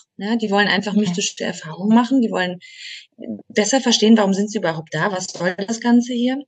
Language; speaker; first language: German; native; German